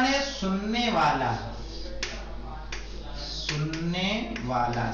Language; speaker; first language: Urdu; native; Urdu